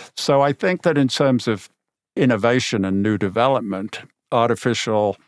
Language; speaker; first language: English; native; English